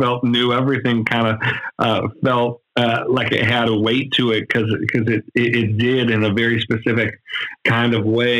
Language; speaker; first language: English; native; English